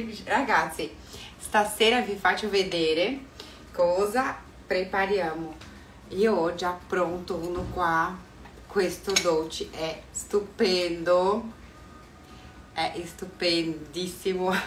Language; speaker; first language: Italian; non-native, fluent; Portuguese